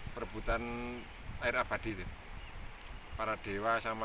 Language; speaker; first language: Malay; non-native, local second language; Javanese